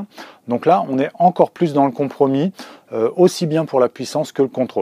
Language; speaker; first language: French; native; French